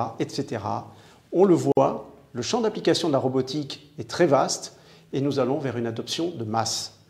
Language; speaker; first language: French; native; French